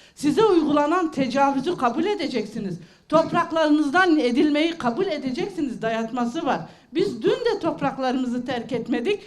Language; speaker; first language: Turkish; non-native, local second language; Kurdish